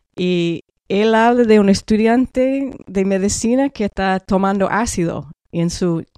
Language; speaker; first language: Spanish; non-native, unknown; English